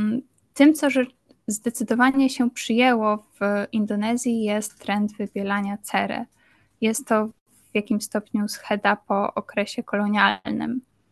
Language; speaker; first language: Polish; native; Polish